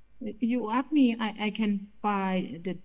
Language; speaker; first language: English; non-native, learner; Thai